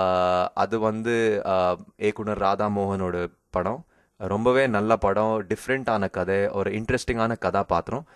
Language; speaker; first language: Tamil; early bilingual, heritage; Tamil